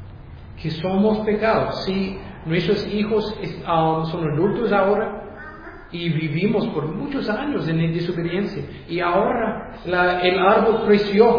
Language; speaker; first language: Spanish; non-native, fluent; English